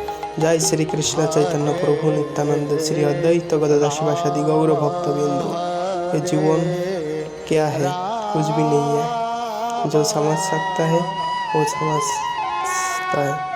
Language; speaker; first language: Hindi; non-native, local second language; Bangla